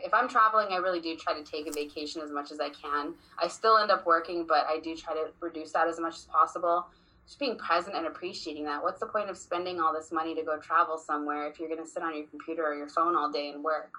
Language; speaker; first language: English; native; English